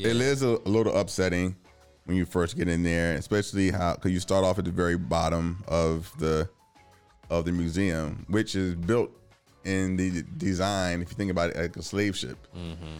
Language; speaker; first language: English; native; English